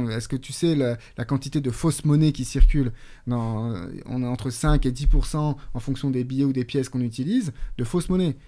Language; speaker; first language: French; native; French